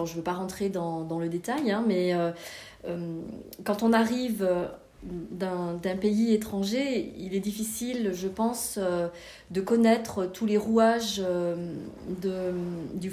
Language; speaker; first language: French; native; French